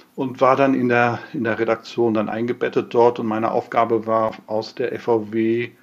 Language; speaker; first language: German; non-native, fluent; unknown